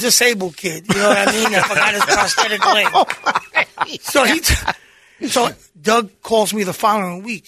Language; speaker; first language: English; native; English